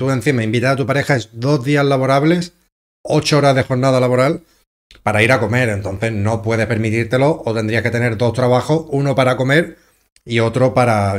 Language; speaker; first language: Spanish; native; Spanish